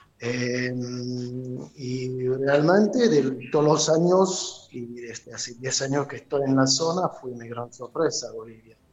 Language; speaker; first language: Spanish; non-native, fluent; French